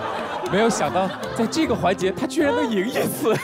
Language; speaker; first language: Chinese; native; Chinese